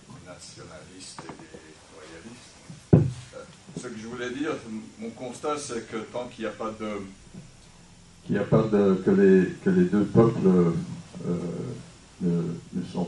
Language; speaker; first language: French; non-native, fluent; English